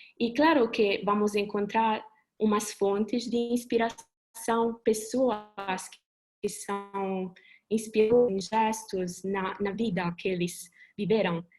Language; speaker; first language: Portuguese; non-native, fluent; Italian